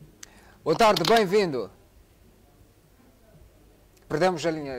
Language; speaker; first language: Portuguese; native; Portuguese